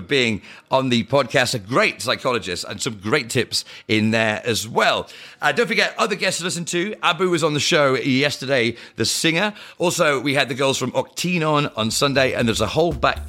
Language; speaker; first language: English; native; English